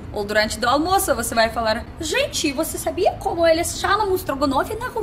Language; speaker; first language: Portuguese; non-native, learner; Russian